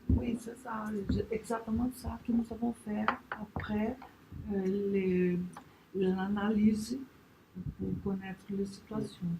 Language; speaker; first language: French; non-native, learner; Portuguese